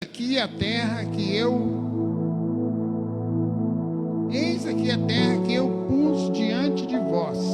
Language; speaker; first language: Portuguese; native; Portuguese